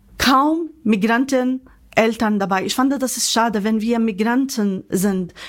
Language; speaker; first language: German; non-native, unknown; Arabic